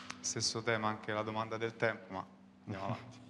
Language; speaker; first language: Italian; native; Italian